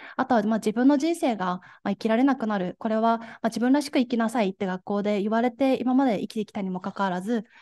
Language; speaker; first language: Japanese; native; Japanese